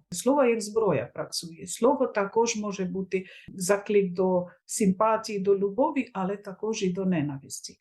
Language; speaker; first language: Ukrainian; non-native, fluent; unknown